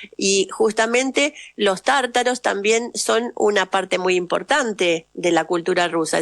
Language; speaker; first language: Spanish; native; Spanish